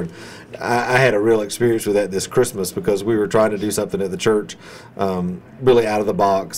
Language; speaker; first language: English; native; English